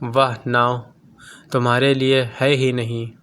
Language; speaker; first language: Hindi; native; Hindi